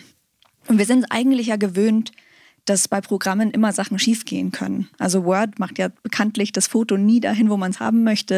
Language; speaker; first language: German; native; German